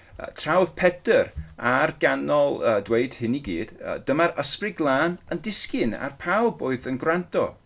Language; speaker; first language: Welsh; non-native, local second language; English